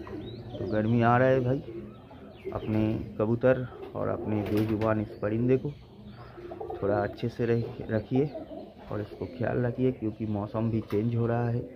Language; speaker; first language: Hindi; non-native, local second language; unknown